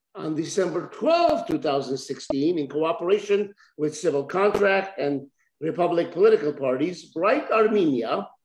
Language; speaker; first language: English; native; English